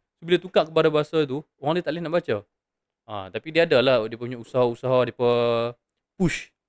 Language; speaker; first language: Malay; native; Malay